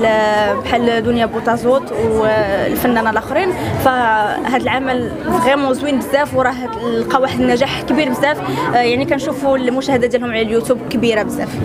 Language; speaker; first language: Arabic; native; Arabic